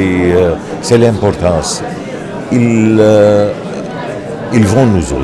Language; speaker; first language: French; non-native, local second language; Arabic